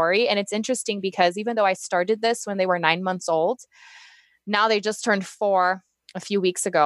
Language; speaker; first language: English; non-native, fluent; Portuguese